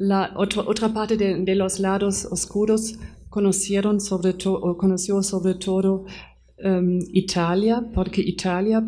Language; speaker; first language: Spanish; non-native, fluent; German